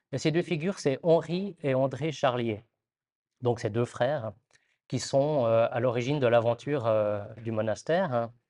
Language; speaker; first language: French; native; French